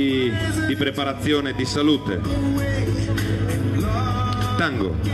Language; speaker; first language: Italian; native; Italian